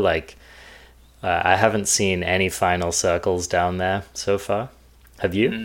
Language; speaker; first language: English; native; English